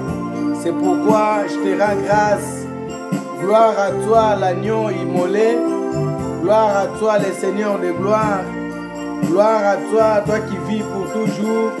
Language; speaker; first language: French; non-native, local second language; Lingala